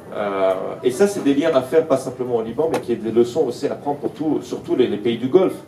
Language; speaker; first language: French; non-native, fluent; Arabic